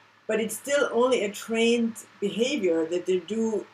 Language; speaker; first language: English; non-native, fluent; German